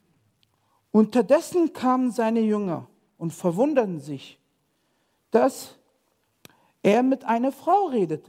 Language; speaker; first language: German; non-native, fluent; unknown